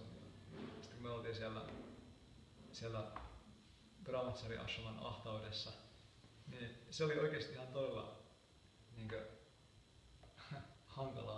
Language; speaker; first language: Finnish; native; Finnish